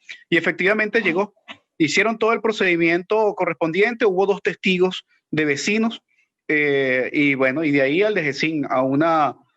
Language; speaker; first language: Spanish; native; Spanish